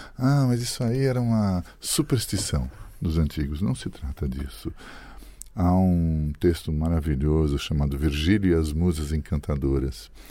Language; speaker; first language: Portuguese; early bilingual, other home language; Italian